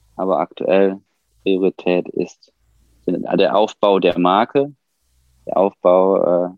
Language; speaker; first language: German; native; German